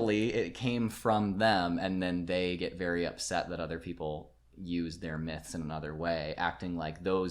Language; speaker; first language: English; native; English